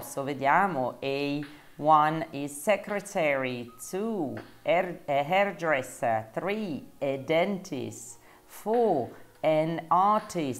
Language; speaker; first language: English; non-native, fluent; Italian